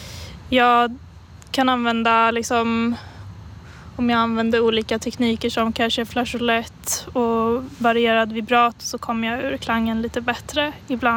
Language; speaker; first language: Swedish; native; Swedish